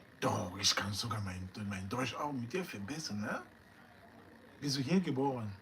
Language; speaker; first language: German; non-native, learner; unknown